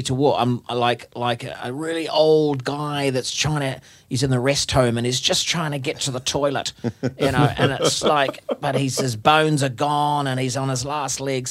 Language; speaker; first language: English; native; English